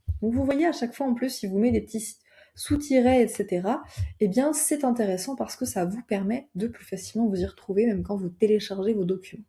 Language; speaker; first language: French; native; French